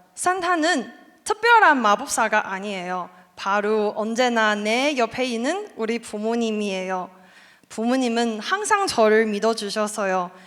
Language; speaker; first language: Korean; non-native, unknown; Chinese